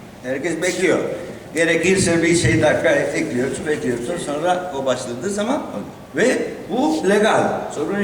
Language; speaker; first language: Turkish; non-native, learner; Spanish